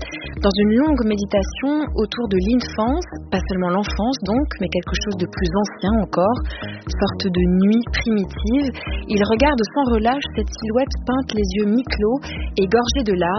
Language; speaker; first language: French; native; French